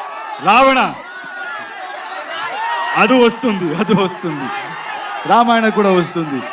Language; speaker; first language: Telugu; non-native, local second language; Kannada